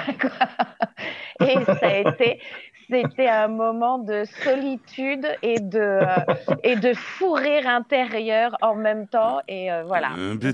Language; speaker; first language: French; native; French